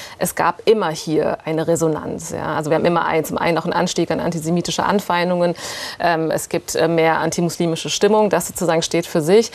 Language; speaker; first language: German; early bilingual, other home language; Urdu